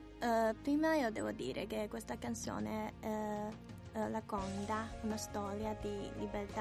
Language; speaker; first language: Italian; non-native, learner; Chinese